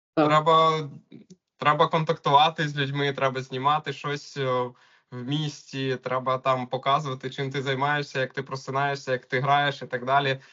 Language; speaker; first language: Ukrainian; non-native, local second language; Russian